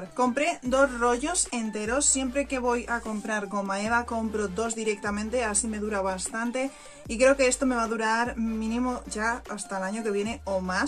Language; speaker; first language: Spanish; native; Spanish